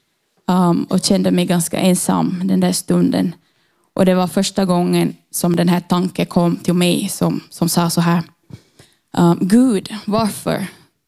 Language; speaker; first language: Swedish; non-native, fluent; Portuguese